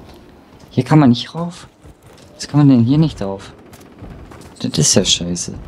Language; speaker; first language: German; native; German